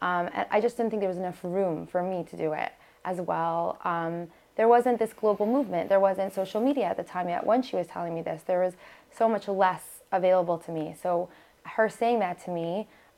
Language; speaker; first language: English; native; English